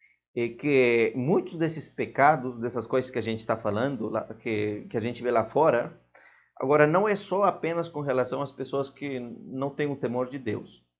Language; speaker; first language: Portuguese; non-native, fluent; Spanish